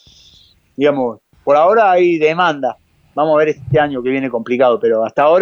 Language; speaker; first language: Spanish; native; Spanish